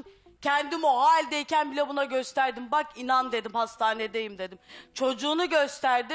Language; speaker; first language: Turkish; native; Turkish